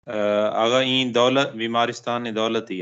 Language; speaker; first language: Persian; non-native, learner; Urdu